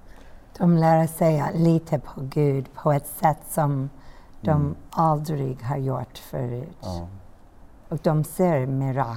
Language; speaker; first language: Swedish; non-native, learner; English